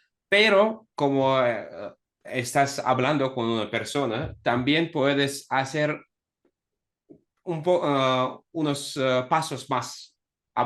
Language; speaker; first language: Spanish; non-native, fluent; Russian